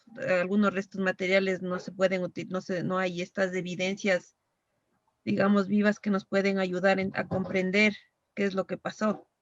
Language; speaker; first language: Spanish; native; Spanish